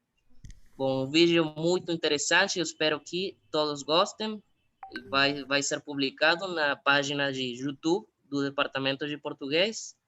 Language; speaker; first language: Portuguese; non-native, fluent; Spanish